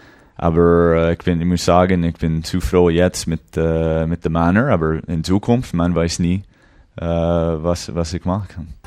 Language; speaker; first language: German; early bilingual, heritage; English